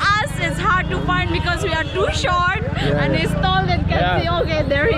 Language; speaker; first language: English; non-native, local second language; Khasi